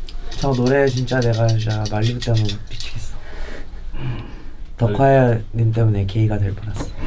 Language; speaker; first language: Korean; early bilingual, heritage; Korean